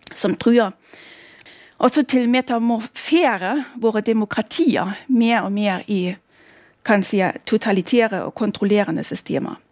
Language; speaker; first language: Norwegian; non-native, fluent; German